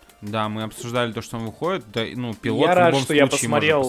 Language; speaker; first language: Russian; native; Russian